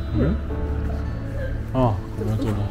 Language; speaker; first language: Japanese; non-native, fluent; French